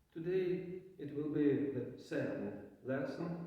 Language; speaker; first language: English; non-native, fluent; Ukrainian